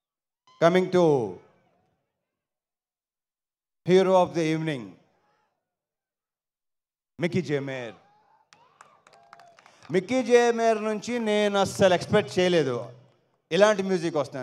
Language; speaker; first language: Telugu; native; Telugu